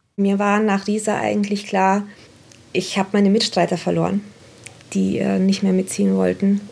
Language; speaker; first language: German; non-native, fluent; Romanian